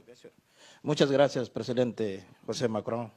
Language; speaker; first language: Spanish; non-native, learner; Portuguese